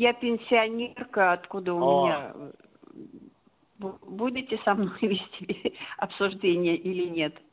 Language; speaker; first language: Russian; native; Russian